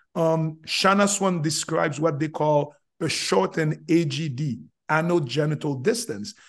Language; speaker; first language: English; non-native, fluent; Haitian Creole